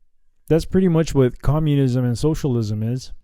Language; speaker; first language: English; native; English